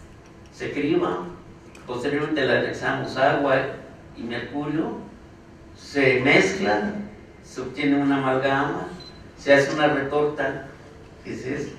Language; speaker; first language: Spanish; native; Spanish